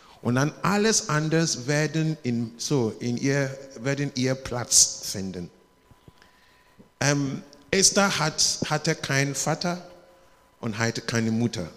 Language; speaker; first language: German; non-native, learner; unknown